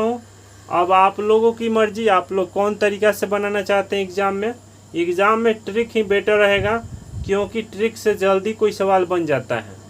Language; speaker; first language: Hindi; native; Hindi